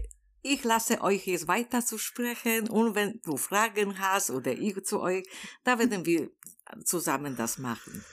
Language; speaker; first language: German; non-native, learner; Polish